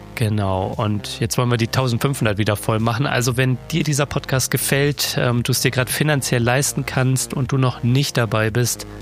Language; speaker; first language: German; native; German